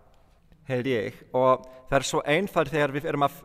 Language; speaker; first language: Icelandic; non-native, fluent; Polish